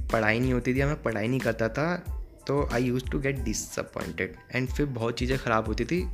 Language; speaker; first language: English; non-native, local second language; Hindi